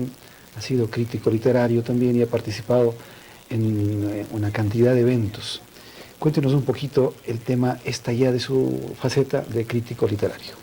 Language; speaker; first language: Spanish; native; Spanish